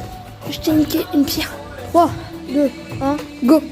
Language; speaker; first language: French; native; French